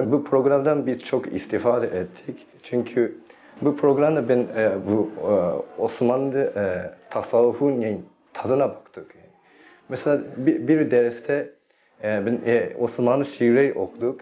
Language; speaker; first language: Turkish; non-native, learner; Japanese